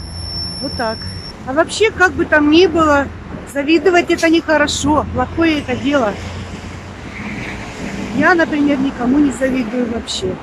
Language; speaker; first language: Russian; native; Russian